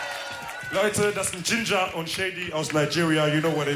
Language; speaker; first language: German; early bilingual, other home language; Wolof